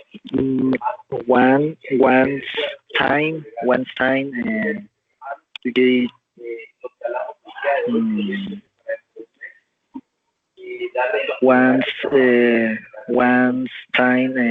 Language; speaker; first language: English; non-native, learner; Spanish